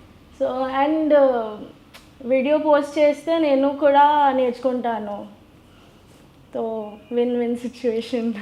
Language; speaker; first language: Telugu; non-native, local second language; Gujarati